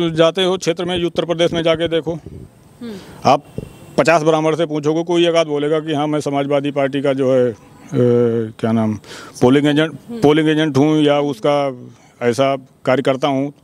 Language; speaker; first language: Hindi; native; Hindi